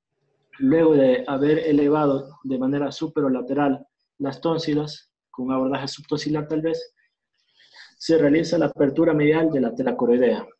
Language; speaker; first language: Spanish; native; Spanish